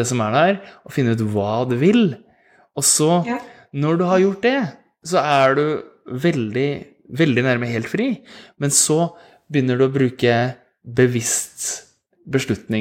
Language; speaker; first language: Norwegian; native; Norwegian